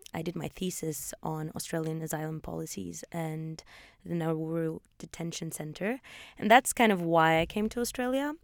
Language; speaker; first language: English; early bilingual, other home language; Polish